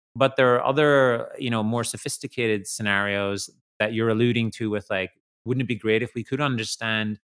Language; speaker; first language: English; native; English